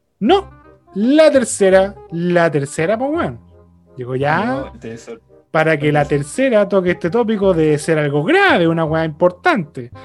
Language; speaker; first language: Spanish; native; Spanish